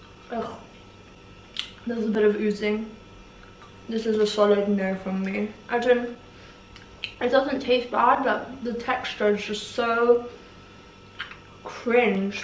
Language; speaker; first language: English; early bilingual, other home language; Persian